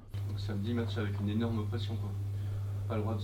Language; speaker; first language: French; native; French